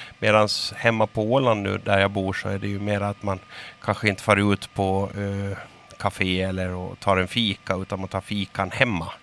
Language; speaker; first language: Swedish; native; Swedish